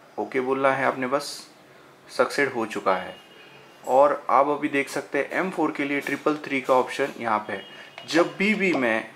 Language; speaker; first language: Hindi; non-native, local second language; Marathi